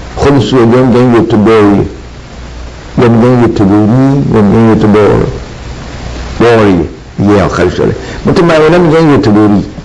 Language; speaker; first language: Persian; native; Persian